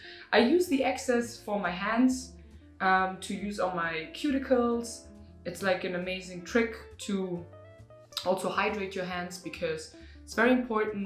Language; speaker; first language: English; non-native, fluent; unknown